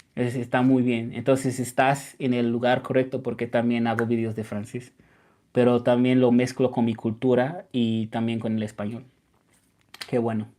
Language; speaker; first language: Spanish; non-native, fluent; English